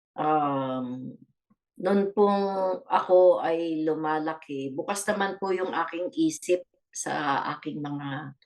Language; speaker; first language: Filipino; native; Filipino